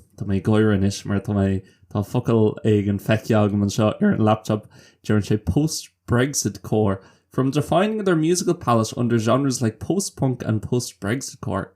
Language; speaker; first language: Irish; non-native, local second language; English